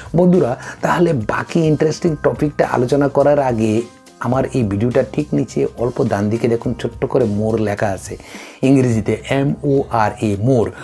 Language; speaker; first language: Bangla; non-native, local second language; Kok Borok